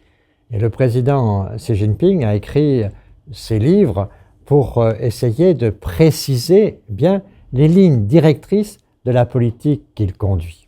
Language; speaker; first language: French; native; French